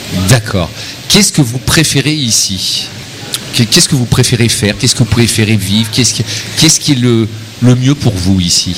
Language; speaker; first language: French; native; French